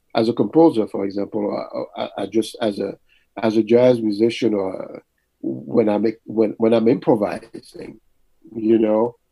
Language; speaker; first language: English; early bilingual, other home language; French